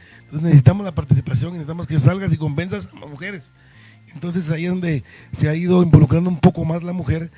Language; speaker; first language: Spanish; native; Spanish